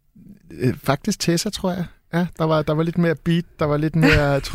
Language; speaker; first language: Danish; native; Danish